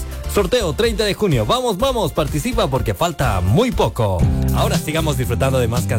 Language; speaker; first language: Spanish; native; Spanish